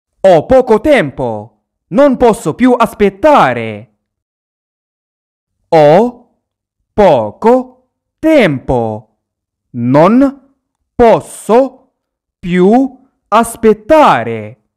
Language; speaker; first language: Italian; non-native, fluent; Arabic